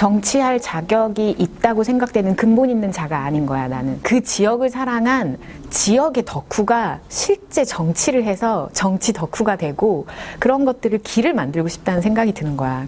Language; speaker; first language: Korean; native; Korean